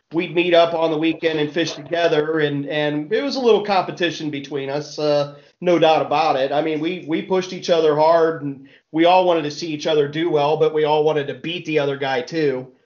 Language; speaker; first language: English; native; English